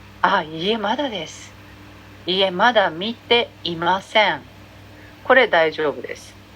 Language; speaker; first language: Japanese; non-native, learner; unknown